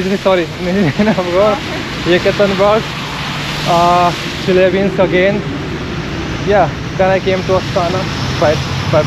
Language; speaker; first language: English; non-native, fluent; Hindi